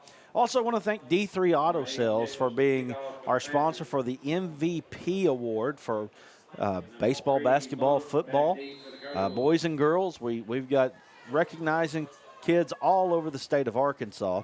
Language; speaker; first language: English; native; English